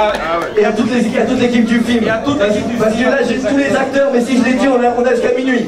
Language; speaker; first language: French; native; French